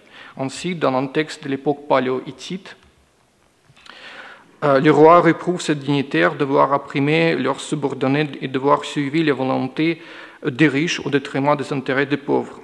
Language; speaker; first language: French; non-native, fluent; Russian